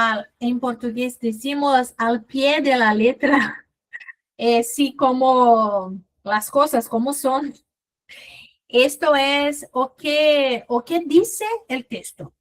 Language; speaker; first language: Spanish; non-native, fluent; Portuguese